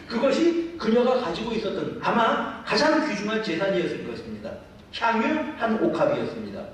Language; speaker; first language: Korean; native; Korean